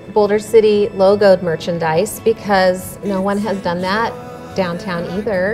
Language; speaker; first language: English; native; English